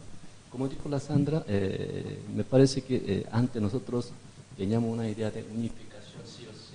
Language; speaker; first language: Spanish; non-native, fluent; Korean